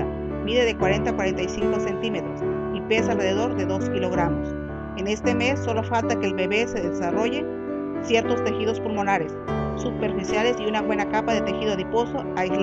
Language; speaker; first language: Spanish; native; Spanish